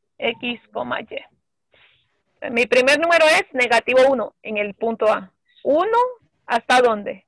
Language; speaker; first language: Spanish; native; Spanish